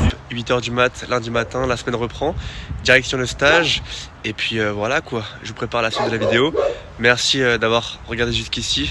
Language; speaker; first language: French; native; French